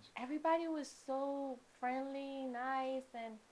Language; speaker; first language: English; native; English